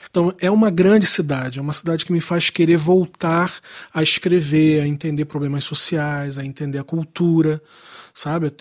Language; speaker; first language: Portuguese; native; Portuguese